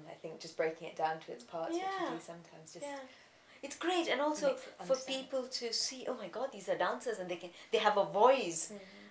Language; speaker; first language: English; non-native, local second language; Tamil